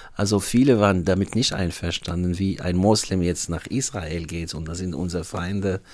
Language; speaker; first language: German; non-native, fluent; Arabic